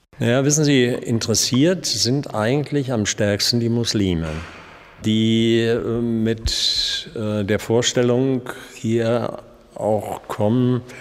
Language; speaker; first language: German; native; German